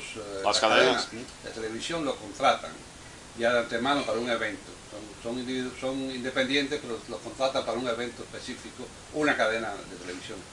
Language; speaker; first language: Spanish; native; Spanish